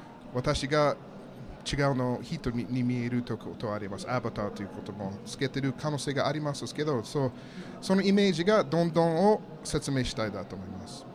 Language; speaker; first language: Japanese; non-native, learner; English